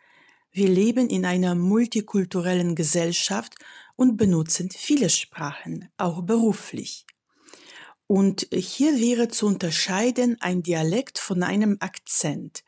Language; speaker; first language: German; non-native, fluent; Polish